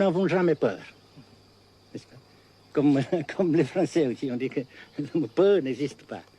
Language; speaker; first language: French; non-native, fluent; Vietnamese